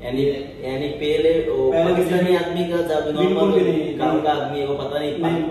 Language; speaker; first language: Hindi; non-native, learner; Bangla